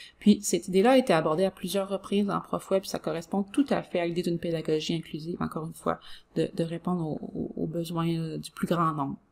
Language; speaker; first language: French; native; French